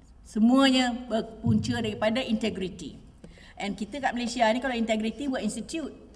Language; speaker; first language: English; non-native, local second language; Malay